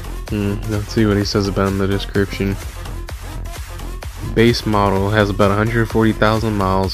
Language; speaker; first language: English; native; English